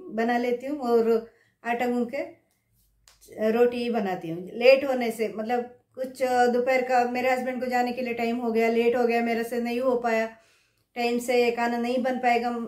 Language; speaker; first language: Hindi; non-native, local second language; Kannada